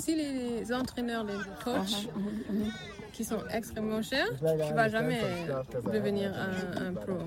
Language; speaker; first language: French; early bilingual, heritage; French